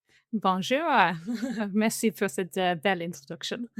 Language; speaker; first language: French; non-native, fluent; English